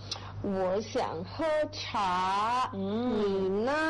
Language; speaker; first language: Chinese; non-native, learner; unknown